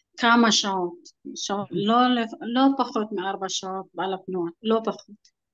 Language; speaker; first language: Hebrew; non-native, local second language; Arabic